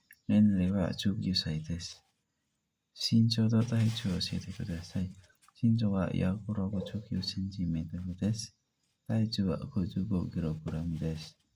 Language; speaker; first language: Japanese; non-native, learner; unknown